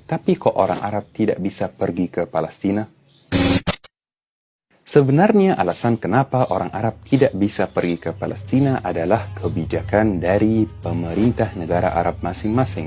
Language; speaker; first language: Indonesian; non-native, fluent; Arabic